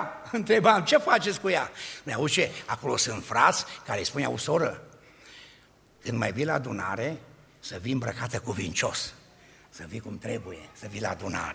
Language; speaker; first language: Romanian; native; Romanian